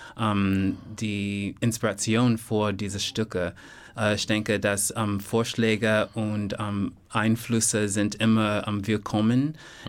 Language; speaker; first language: German; non-native, learner; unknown